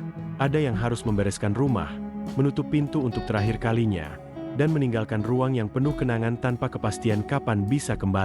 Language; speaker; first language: Indonesian; native; Indonesian